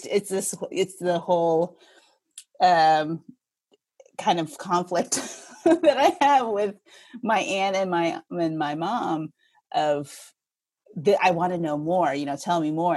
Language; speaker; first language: English; early bilingual, other home language; Filipino